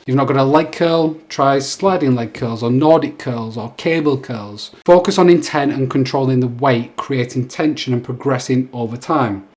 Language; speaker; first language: English; native; English